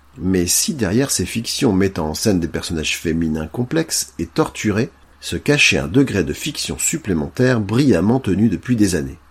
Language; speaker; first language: French; native; French